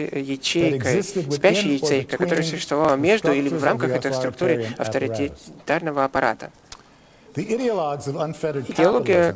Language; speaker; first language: Russian; native; Russian